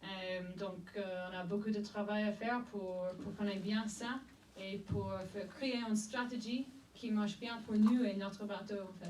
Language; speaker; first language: French; non-native, fluent; English